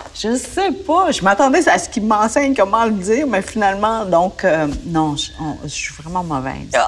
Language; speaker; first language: French; early bilingual, other home language; Vietnamese